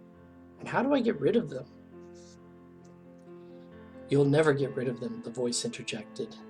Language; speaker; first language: English; native; English